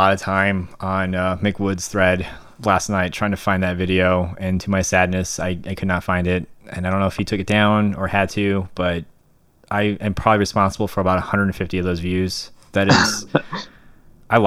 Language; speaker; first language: English; native; English